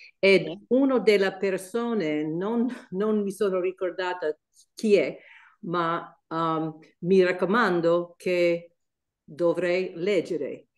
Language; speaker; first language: Italian; non-native, learner; English